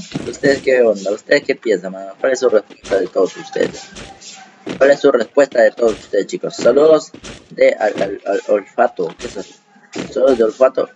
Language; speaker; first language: Spanish; native; Spanish